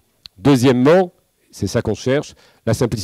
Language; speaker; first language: French; native; French